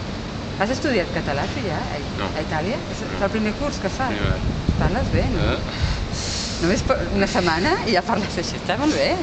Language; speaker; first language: Catalan; native; Catalan